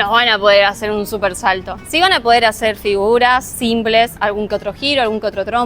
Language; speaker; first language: Spanish; native; Spanish